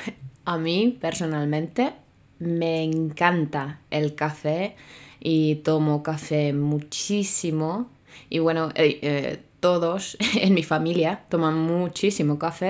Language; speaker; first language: Spanish; non-native, fluent; Finnish